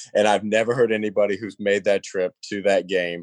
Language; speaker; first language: English; native; English